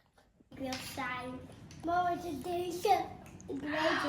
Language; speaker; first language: Dutch; early bilingual, other home language; Filipino